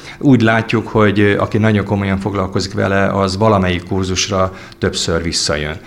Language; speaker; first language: Hungarian; native; Hungarian